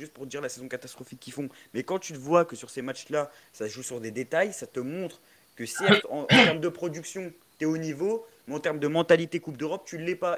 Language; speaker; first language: French; native; French